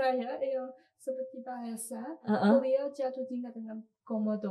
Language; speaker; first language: Indonesian; non-native, learner; Chinese